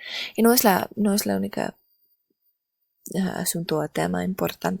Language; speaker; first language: Spanish; non-native, learner; English